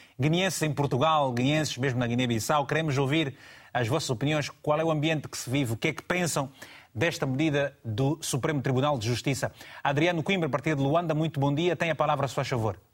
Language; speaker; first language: Portuguese; native; Portuguese